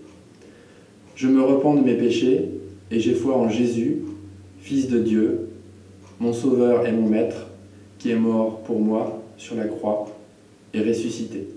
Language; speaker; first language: French; native; French